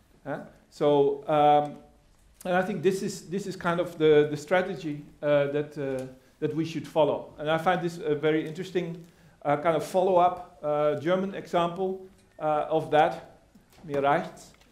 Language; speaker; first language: English; non-native, fluent; Dutch